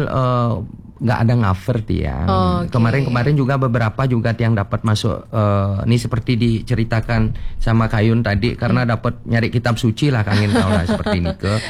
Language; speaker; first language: Indonesian; native; Indonesian